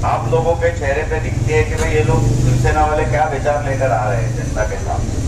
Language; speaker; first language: Hindi; non-native, local second language; Marathi